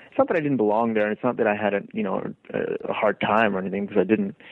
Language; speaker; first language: English; native; English